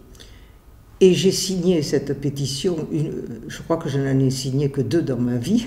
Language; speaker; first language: French; native; French